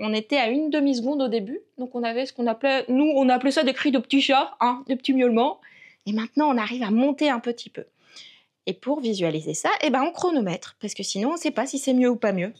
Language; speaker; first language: French; native; French